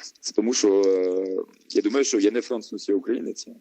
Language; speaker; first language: Ukrainian; non-native, learner; French